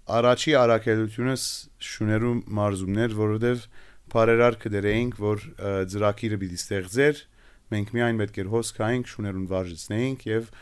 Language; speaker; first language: Armenian; early bilingual, heritage; Armenian